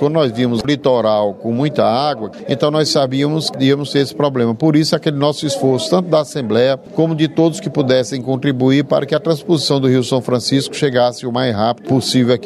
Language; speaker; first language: Portuguese; native; Portuguese